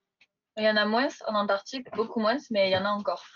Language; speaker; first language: French; native; French